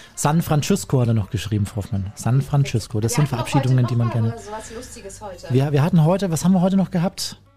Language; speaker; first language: German; native; German